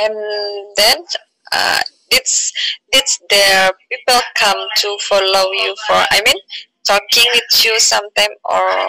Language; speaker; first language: English; non-native, learner; Indonesian